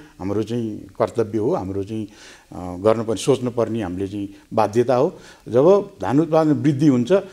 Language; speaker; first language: Nepali; native; Nepali